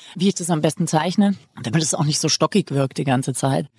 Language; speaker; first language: German; native; German